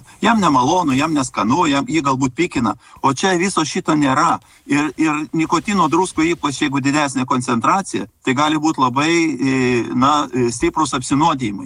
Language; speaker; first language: Lithuanian; native; Lithuanian